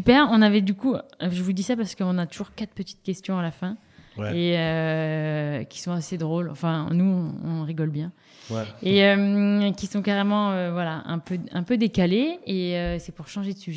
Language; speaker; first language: French; native; French